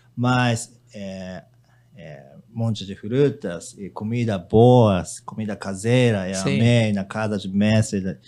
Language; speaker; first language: Portuguese; non-native, learner; Japanese